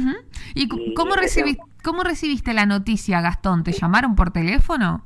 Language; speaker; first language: Spanish; native; Spanish